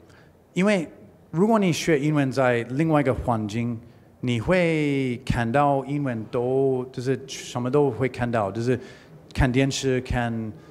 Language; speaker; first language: Chinese; non-native, learner; English